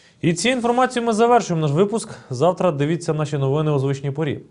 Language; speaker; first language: Ukrainian; native; Ukrainian